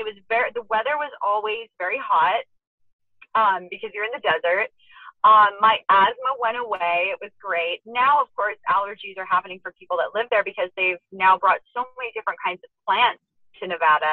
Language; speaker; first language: English; native; English